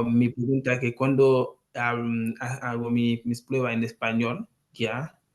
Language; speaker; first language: Spanish; non-native, learner; Haitian Creole